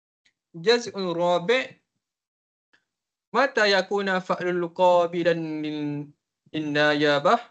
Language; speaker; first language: Arabic; non-native, learner; Malay